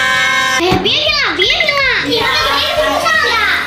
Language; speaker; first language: Chinese; native; Chinese